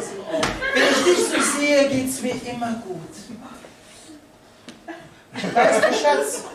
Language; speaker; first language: German; native; German